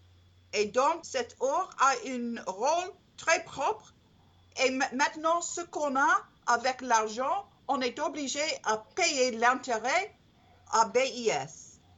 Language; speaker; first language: French; non-native, learner; English